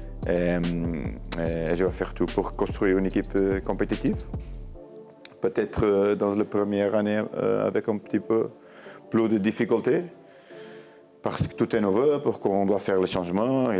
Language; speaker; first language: French; non-native, learner; Portuguese